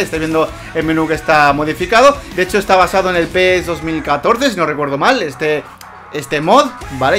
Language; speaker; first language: Spanish; native; Spanish